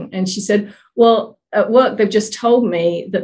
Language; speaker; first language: English; native; English